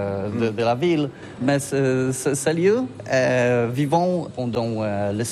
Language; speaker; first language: French; non-native, learner; Polish